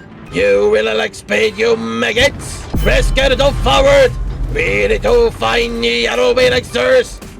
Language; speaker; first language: English; non-native, learner; Korean